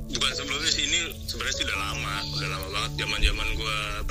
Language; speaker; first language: Indonesian; native; Indonesian